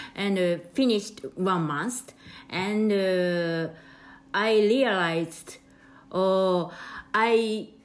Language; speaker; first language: English; non-native, learner; Japanese